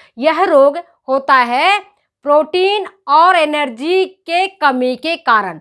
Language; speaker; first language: Hindi; native; Hindi